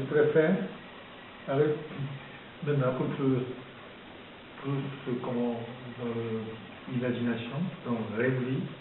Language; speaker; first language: French; non-native, fluent; Japanese